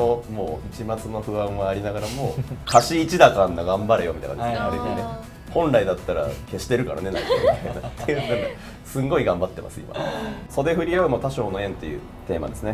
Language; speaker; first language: Japanese; native; Japanese